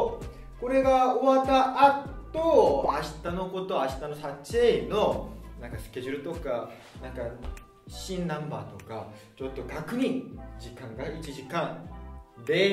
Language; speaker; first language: Japanese; non-native, fluent; Korean